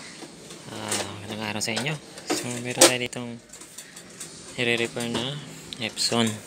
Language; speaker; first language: Filipino; native; Filipino